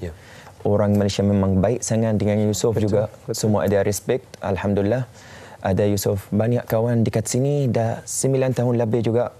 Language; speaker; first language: Indonesian; non-native, fluent; Arabic